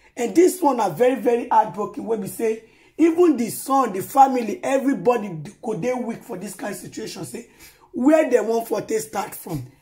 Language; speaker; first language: Nigerian Pidgin; non-native, local second language; Yoruba